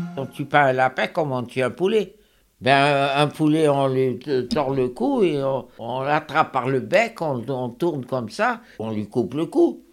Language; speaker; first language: French; native; French